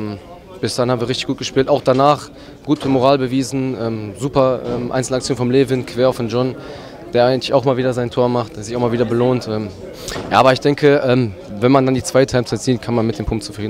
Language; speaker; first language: German; native; German